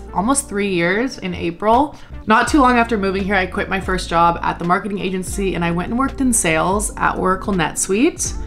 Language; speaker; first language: English; native; English